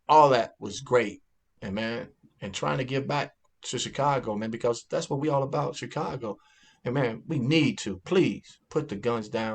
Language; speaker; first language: English; native; English